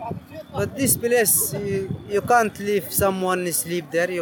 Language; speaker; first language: English; non-native, learner; Arabic